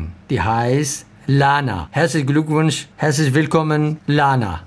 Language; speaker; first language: German; non-native, learner; Arabic